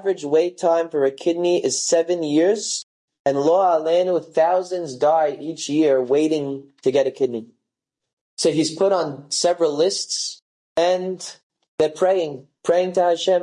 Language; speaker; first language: English; native; English